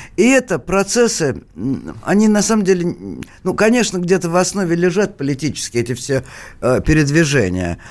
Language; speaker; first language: Russian; native; Russian